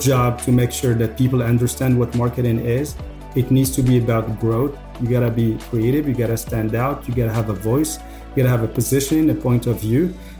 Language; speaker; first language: English; non-native, fluent; Arabic